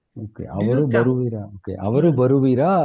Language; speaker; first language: Kannada; non-native, learner; Tamil